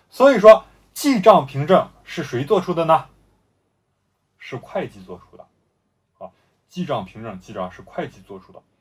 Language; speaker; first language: Chinese; native; Chinese